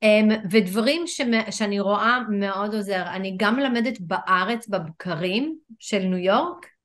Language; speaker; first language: Hebrew; non-native, fluent; English